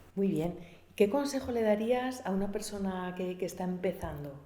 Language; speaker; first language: Spanish; native; Spanish